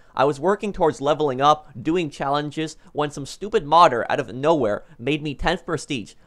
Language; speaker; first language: English; native; English